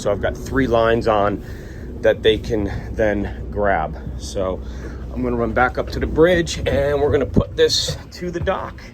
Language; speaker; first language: English; native; English